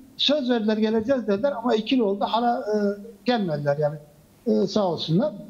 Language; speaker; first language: Turkish; non-native, local second language; Kurdish